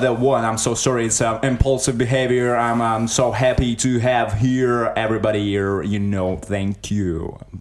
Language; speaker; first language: English; non-native, learner; Russian